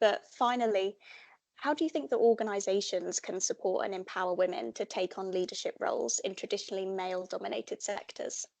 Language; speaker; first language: English; native; English